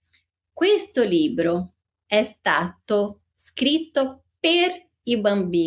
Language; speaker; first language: Italian; non-native, fluent; Portuguese